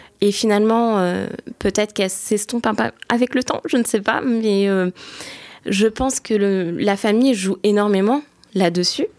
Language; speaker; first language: French; early bilingual, other home language; Turkish